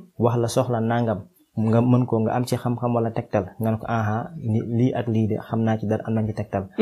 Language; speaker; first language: Wolof; non-native, local second language; Fula